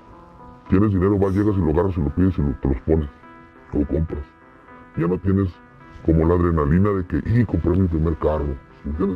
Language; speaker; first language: Spanish; native; Spanish